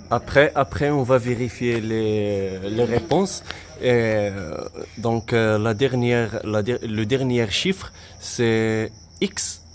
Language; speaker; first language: French; non-native, learner; Arabic